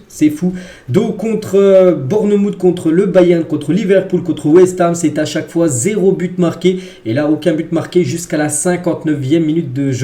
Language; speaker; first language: French; native; French